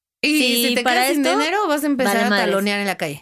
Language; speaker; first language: Spanish; native; Spanish